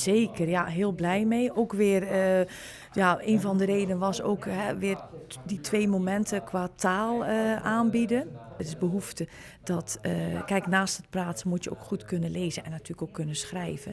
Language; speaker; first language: Dutch; native; Dutch